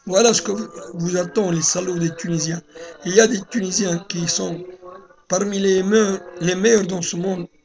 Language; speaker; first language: French; non-native, local second language; Arabic